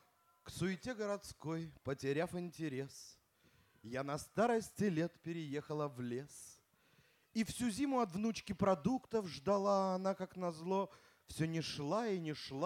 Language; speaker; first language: Russian; native; Russian